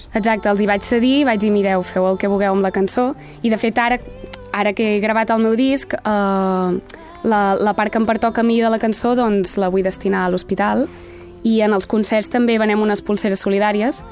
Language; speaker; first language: Catalan; native; Catalan